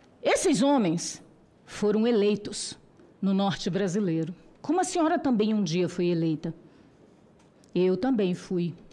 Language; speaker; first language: Portuguese; non-native, local second language; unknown